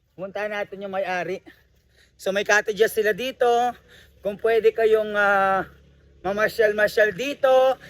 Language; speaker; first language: Filipino; native; Filipino